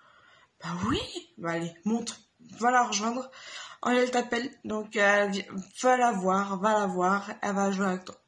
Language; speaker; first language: French; native; French